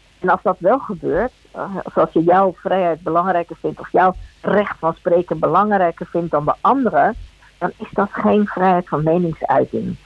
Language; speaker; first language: Dutch; early bilingual, other home language; Spanish